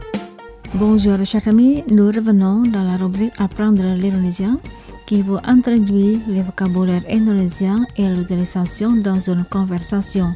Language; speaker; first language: French; non-native, local second language; Indonesian